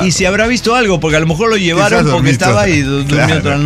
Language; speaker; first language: Spanish; native; Spanish